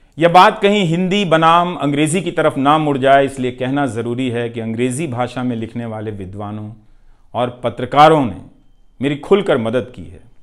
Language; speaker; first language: Hindi; non-native, local second language; Bhojpuri